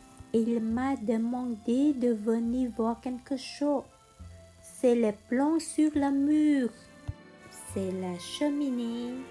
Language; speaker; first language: French; non-native, learner; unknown